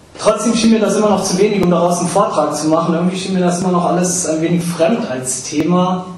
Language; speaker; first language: German; early bilingual, other home language; English